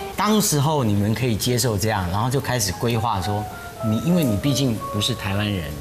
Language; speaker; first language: Chinese; native; Chinese